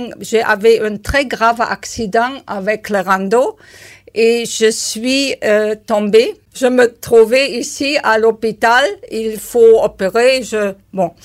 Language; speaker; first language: French; non-native, learner; German